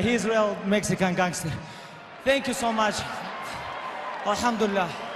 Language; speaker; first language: English; non-native, learner; Avaric